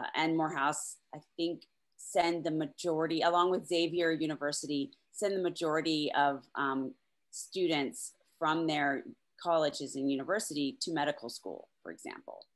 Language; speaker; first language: English; native; English